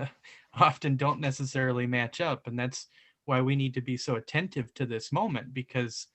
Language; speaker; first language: English; native; English